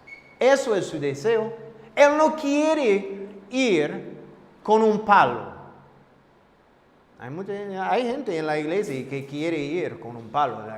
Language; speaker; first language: Spanish; non-native, fluent; English